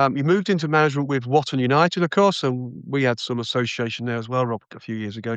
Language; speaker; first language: English; native; English